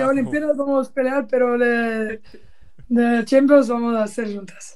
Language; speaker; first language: Spanish; non-native, learner; Portuguese